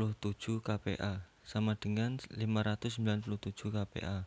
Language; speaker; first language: Indonesian; native; Indonesian